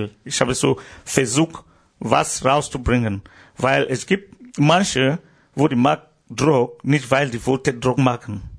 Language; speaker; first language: German; non-native, learner; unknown